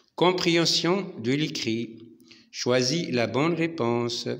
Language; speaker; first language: French; non-native, local second language; Arabic